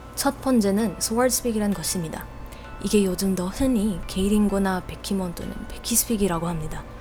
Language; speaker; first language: Korean; non-native, fluent; Filipino